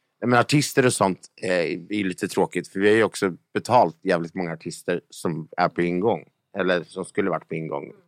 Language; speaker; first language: Swedish; native; Swedish